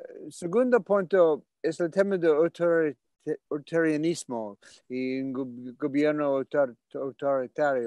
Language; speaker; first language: Spanish; non-native, fluent; English